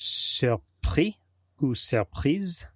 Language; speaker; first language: French; non-native, fluent; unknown